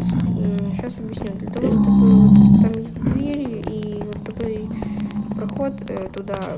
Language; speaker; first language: Russian; native; Russian